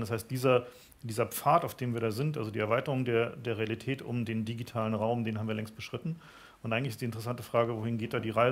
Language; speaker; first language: German; native; German